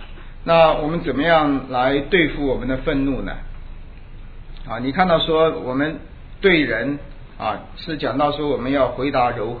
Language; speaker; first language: Chinese; native; Chinese